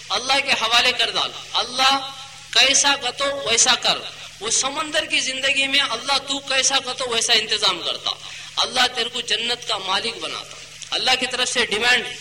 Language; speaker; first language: Urdu; native; Urdu